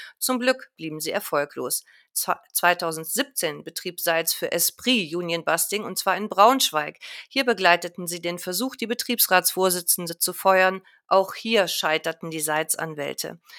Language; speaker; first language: German; native; German